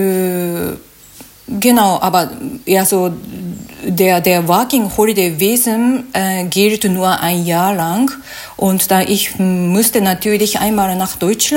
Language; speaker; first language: German; non-native, learner; Japanese